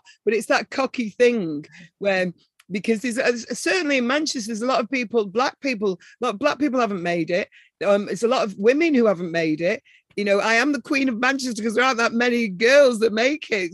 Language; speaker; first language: English; native; English